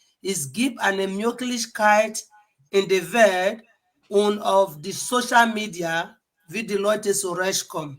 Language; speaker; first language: German; non-native, fluent; Igbo